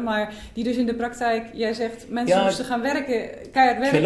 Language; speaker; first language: Dutch; native; Dutch